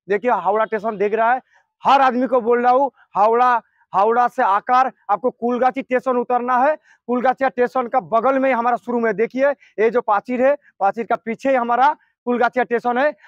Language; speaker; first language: Hindi; non-native, local second language; Bangla